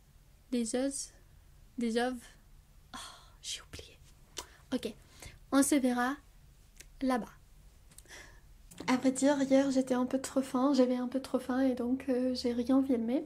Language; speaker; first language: French; non-native, fluent; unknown